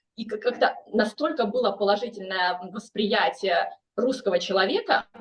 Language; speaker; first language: Russian; native; Russian